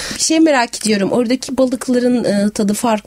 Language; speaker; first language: Turkish; non-native, fluent; Arabic